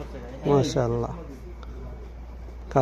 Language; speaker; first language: Arabic; non-native, learner; Bangla